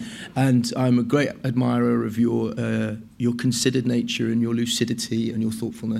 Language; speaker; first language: English; native; English